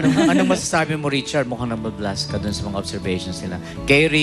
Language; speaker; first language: Filipino; native; Filipino